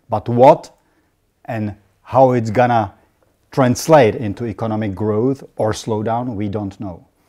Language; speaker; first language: English; non-native, fluent; Czech